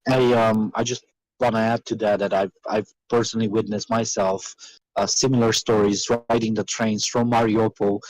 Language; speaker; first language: English; non-native, fluent; Romanian